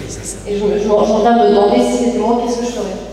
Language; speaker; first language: French; native; French